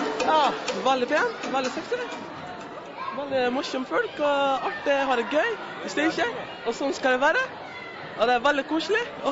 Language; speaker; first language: Norwegian; non-native, learner; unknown